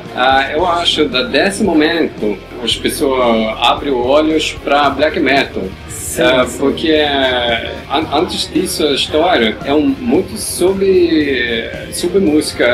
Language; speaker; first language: Portuguese; non-native, learner; Norwegian